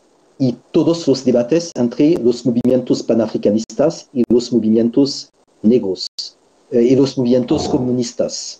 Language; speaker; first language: Spanish; non-native, fluent; French